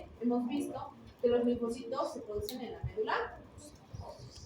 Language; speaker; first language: Spanish; native; Spanish